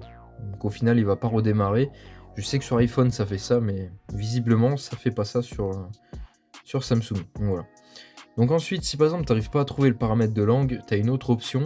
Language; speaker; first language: French; native; French